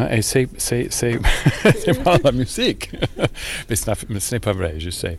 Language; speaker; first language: French; non-native, learner; English